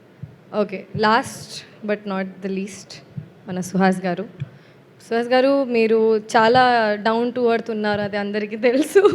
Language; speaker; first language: Telugu; non-native, learner; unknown